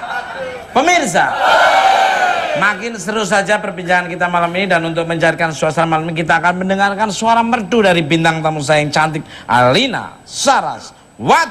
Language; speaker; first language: Indonesian; native; Indonesian